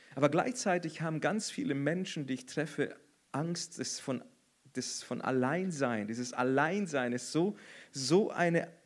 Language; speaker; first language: German; non-native, fluent; Portuguese